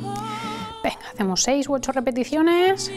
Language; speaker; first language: Spanish; native; Spanish